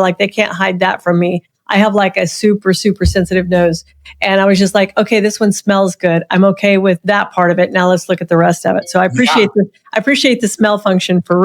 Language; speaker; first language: English; native; English